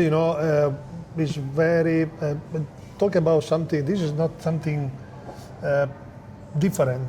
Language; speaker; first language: English; non-native, fluent; Italian